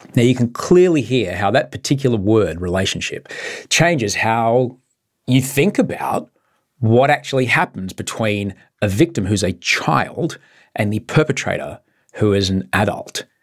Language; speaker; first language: English; native; English